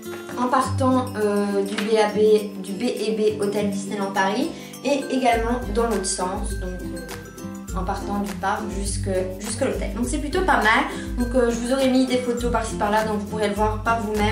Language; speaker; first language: French; native; French